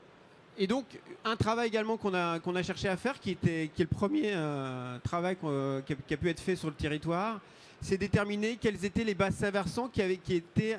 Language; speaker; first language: French; native; French